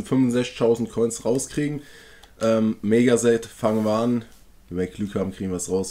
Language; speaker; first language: German; native; German